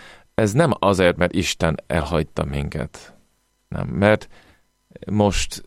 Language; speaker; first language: Hungarian; non-native, fluent; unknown